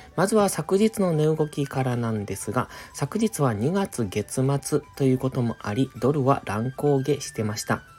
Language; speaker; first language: Japanese; native; Japanese